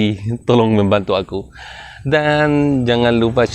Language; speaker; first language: Indonesian; non-native, fluent; Arabic